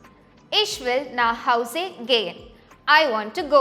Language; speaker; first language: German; non-native, fluent; Malayalam